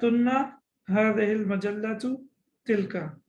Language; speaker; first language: Arabic; non-native, fluent; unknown